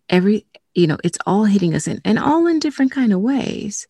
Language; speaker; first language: English; native; English